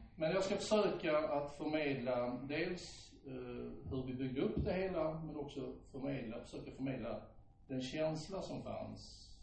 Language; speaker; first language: Swedish; native; Swedish